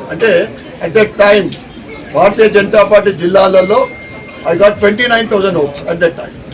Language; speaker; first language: Telugu; native; Telugu